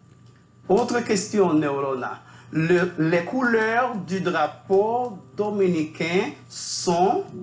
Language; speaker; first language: French; non-native, fluent; Spanish